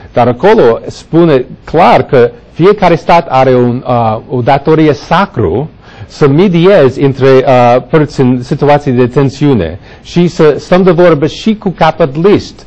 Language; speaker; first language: Romanian; non-native, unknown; English